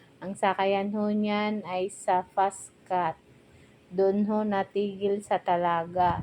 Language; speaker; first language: Filipino; native; Filipino